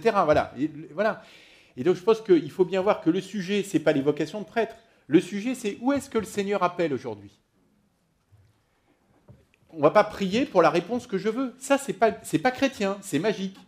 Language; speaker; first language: French; native; French